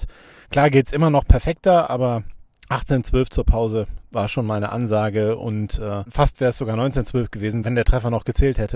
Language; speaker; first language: German; native; German